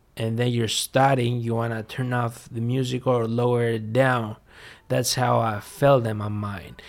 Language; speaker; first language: English; non-native, fluent; Greek